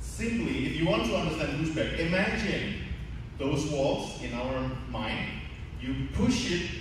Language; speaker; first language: English; non-native, fluent; Indonesian